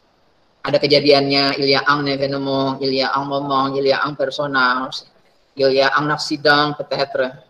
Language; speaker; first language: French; non-native, fluent; Indonesian